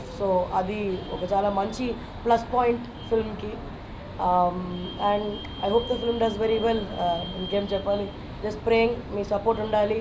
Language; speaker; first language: Telugu; non-native, fluent; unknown